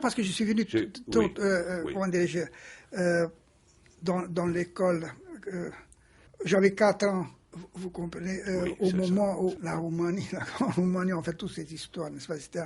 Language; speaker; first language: French; non-native, fluent; Romanian